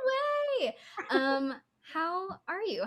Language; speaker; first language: English; native; English